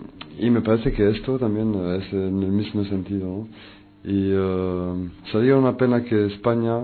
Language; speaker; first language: Spanish; non-native, fluent; French